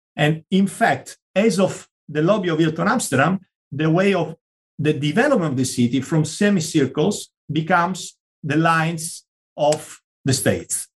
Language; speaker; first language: English; non-native, fluent; Italian